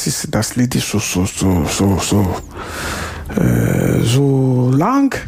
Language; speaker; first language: German; non-native, learner; Lingala